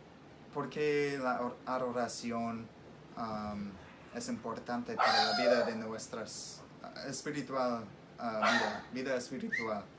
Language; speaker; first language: Spanish; non-native, fluent; English